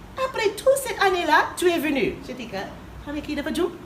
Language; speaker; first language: French; non-native, learner; English